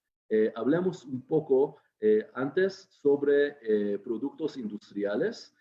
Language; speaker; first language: Spanish; non-native, fluent; Hebrew